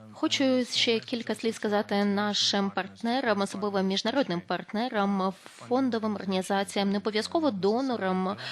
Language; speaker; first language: Ukrainian; non-native, fluent; Lithuanian